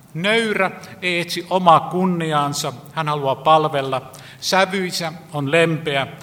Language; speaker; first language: Finnish; native; Finnish